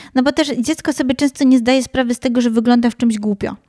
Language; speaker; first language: Polish; native; Polish